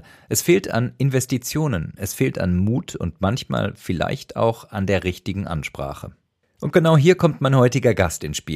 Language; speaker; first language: German; native; German